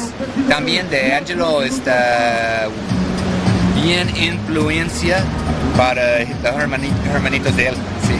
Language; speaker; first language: Spanish; non-native, learner; English